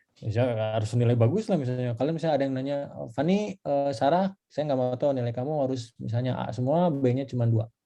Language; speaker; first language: Indonesian; non-native, local second language; Sundanese